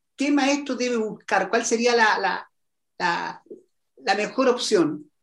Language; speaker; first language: Spanish; native; Spanish